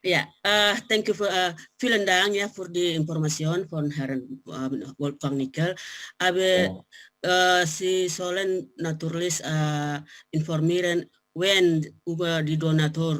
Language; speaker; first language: German; non-native, learner; Indonesian